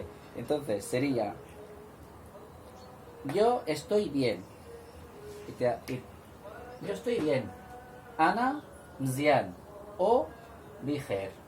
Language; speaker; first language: Spanish; non-native, fluent; Arabic